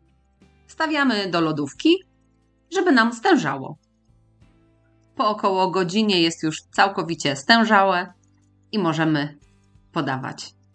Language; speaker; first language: Polish; native; Polish